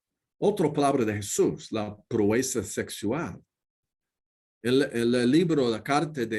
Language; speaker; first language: Spanish; non-native, learner; English